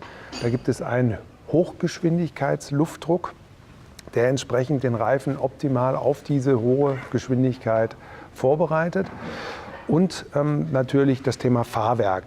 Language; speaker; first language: German; native; German